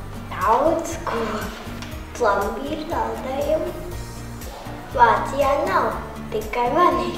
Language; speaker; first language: Latvian; early bilingual, heritage; Latvian